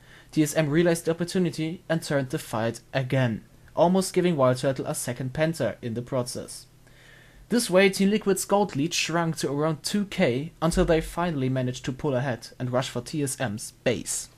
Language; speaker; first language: English; non-native, fluent; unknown